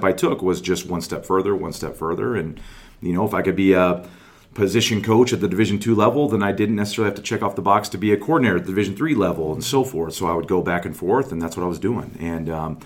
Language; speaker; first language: English; native; English